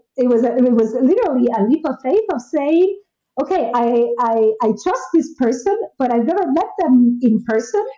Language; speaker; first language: English; non-native, fluent; Spanish